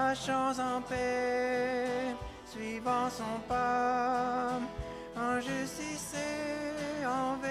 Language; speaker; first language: French; native; French